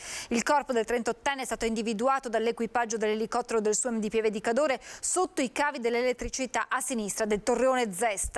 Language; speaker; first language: Italian; native; Italian